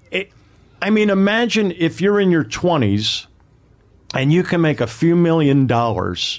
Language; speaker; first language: English; native; English